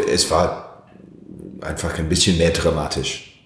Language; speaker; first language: German; non-native, learner; English